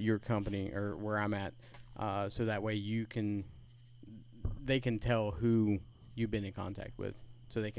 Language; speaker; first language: English; native; English